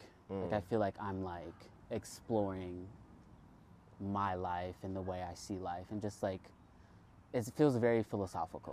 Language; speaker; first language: English; native; English